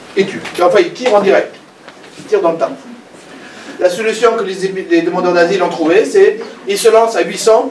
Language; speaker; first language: French; non-native, fluent; Persian